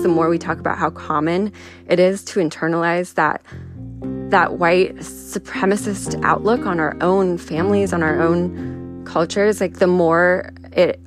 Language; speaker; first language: English; early bilingual, other home language; Spanish